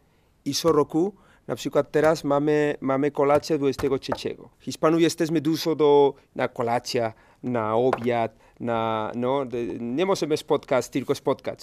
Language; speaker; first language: Polish; non-native, learner; Spanish